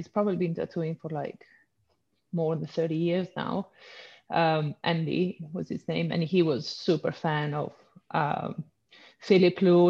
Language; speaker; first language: English; non-native, fluent; Italian